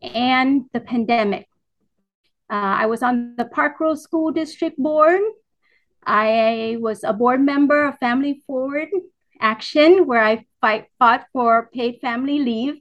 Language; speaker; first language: English; early bilingual, other home language; Vietnamese